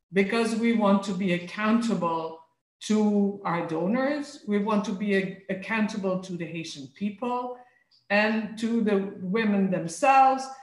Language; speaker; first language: English; non-native, fluent; French